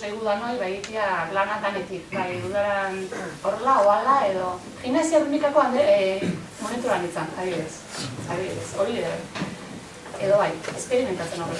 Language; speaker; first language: Basque; native; Basque